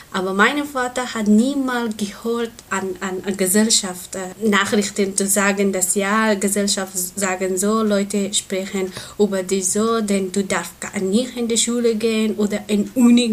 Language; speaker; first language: German; non-native, learner; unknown